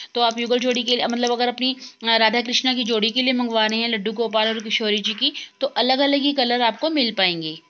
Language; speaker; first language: Hindi; native; Hindi